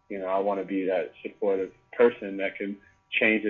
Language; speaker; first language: English; native; English